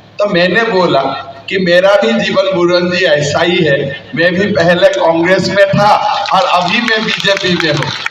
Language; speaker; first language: Hindi; non-native, local second language; Assamese